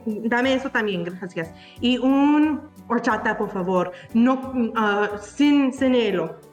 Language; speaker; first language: Spanish; non-native, learner; English